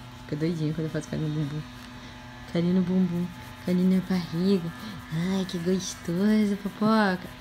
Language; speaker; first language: Portuguese; native; Portuguese